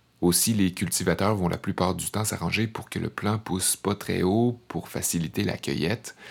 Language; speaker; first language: French; native; French